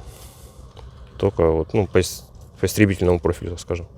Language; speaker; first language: Russian; native; Russian